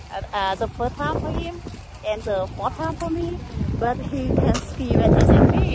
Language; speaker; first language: English; non-native, learner; Vietnamese